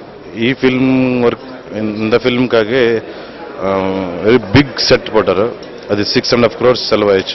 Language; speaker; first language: Tamil; non-native, fluent; Telugu